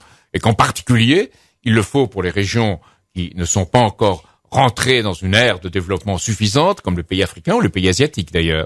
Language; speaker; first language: French; native; French